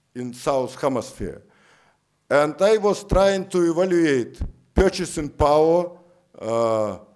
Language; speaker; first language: English; non-native, fluent; Russian